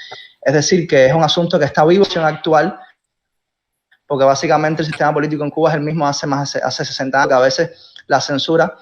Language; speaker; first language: Spanish; native; Spanish